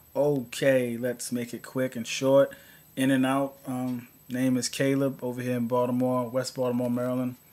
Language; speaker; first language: English; native; English